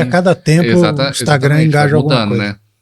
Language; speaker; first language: Portuguese; native; Portuguese